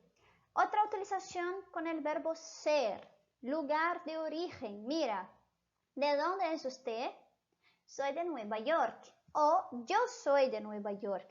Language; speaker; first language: Spanish; non-native, fluent; Portuguese